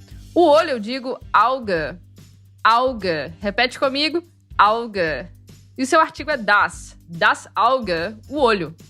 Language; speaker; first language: Portuguese; native; Portuguese